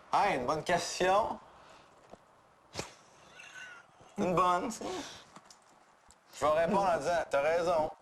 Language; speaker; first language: French; native; French